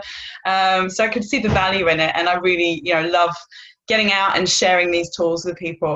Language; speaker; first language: English; native; English